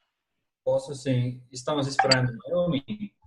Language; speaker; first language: Portuguese; non-native, fluent; English